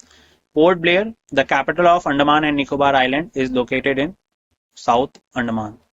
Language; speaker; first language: English; non-native, local second language; Hindi